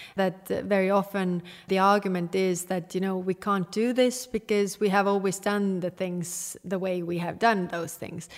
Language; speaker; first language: English; non-native, fluent; Estonian